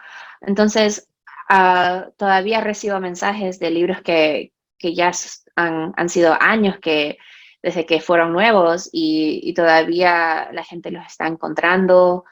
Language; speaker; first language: Spanish; early bilingual, heritage; Spanish